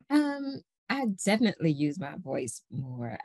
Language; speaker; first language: English; native; English